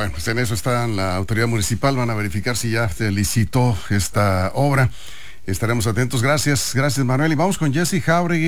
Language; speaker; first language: Spanish; native; Spanish